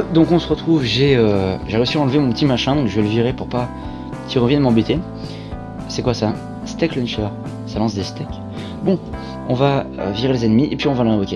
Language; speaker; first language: French; native; French